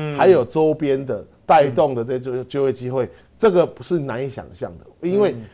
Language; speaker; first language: Chinese; native; Chinese